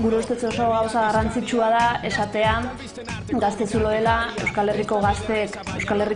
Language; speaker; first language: Basque; native; Basque